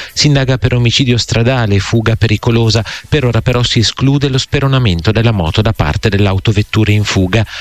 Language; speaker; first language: Italian; native; Italian